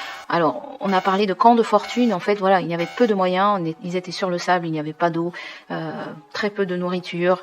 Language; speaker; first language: French; native; French